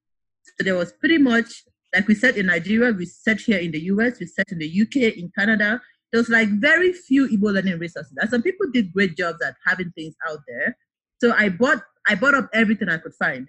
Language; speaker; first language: English; non-native, local second language; Igbo